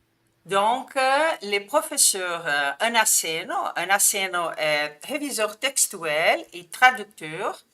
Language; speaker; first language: French; non-native, fluent; Portuguese